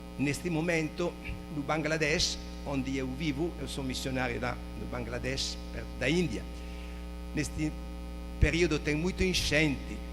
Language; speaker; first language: Portuguese; non-native, fluent; Italian